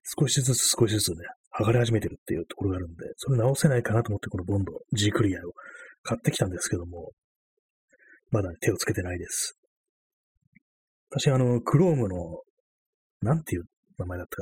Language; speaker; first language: Japanese; native; Japanese